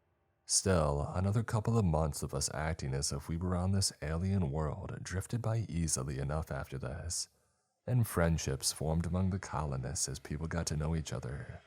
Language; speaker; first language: English; native; English